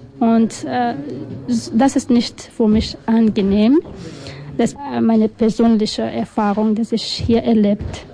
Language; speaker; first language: German; non-native, learner; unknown